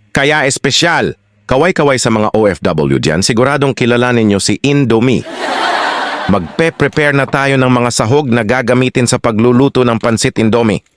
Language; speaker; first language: Filipino; native; Filipino